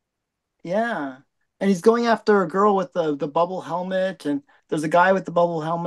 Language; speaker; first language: English; native; English